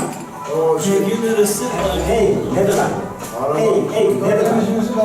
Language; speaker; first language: English; non-native, learner; Korean